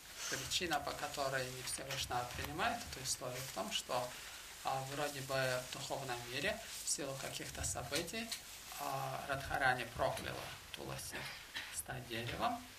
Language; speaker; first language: Russian; native; Russian